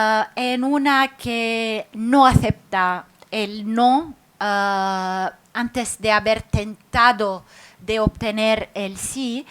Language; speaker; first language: Spanish; non-native, fluent; Arabic